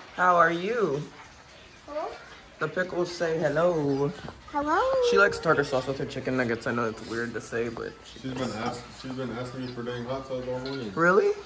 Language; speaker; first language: English; native; English